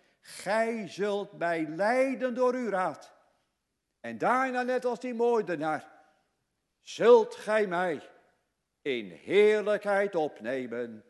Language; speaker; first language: Dutch; native; Dutch